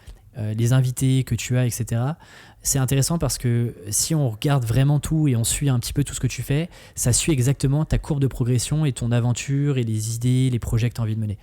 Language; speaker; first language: French; native; French